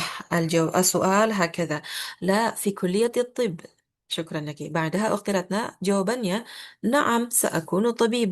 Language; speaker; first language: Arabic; non-native, fluent; Indonesian